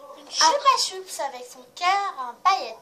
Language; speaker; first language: French; native; French